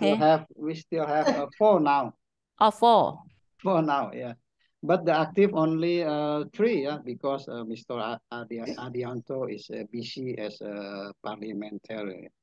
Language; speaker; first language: English; non-native, learner; Indonesian